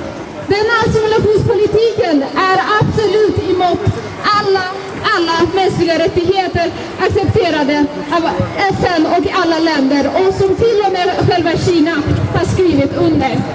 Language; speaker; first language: Swedish; non-native, fluent; Azerbaijani